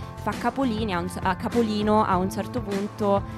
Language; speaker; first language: Italian; native; Italian